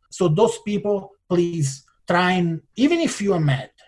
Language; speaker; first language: English; non-native, fluent; Italian